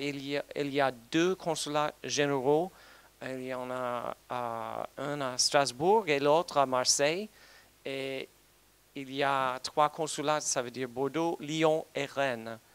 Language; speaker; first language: French; non-native, fluent; English